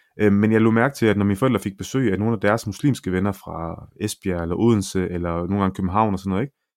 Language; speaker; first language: Danish; early bilingual, other home language; Arabic